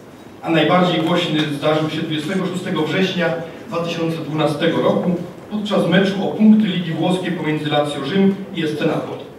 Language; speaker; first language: Polish; native; Polish